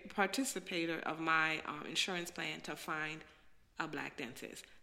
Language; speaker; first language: English; native; English